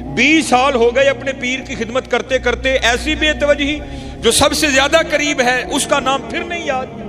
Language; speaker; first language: Urdu; non-native, local second language; Punjabi